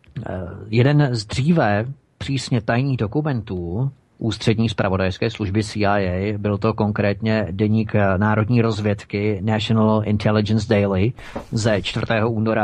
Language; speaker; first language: Czech; native; Czech